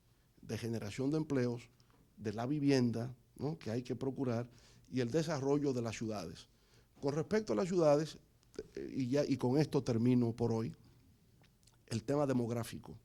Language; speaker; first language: Spanish; native; Spanish